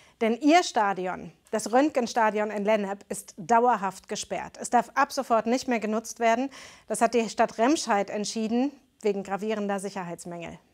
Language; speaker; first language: German; native; German